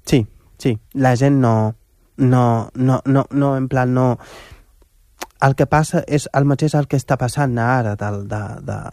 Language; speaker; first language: Catalan; non-native, fluent; Wolof